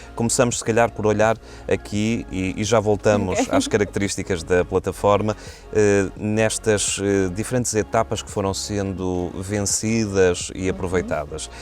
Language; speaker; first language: Portuguese; native; Portuguese